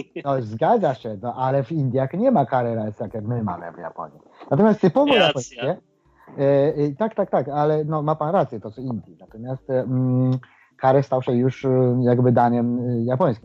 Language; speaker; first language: Polish; non-native, fluent; Japanese